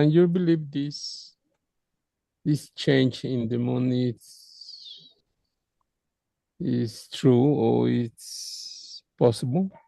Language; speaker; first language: English; non-native, learner; Spanish